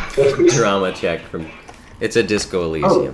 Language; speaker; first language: English; native; English